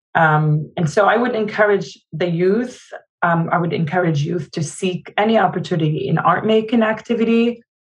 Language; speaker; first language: English; non-native, fluent; Arabic